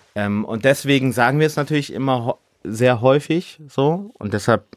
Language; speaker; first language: German; native; German